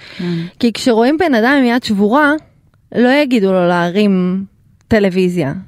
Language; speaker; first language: Hebrew; early bilingual, other home language; Russian